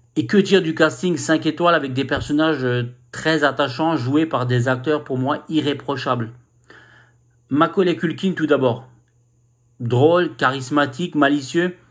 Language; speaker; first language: French; native; French